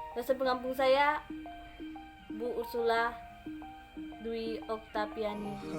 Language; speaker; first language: Indonesian; non-native, local second language; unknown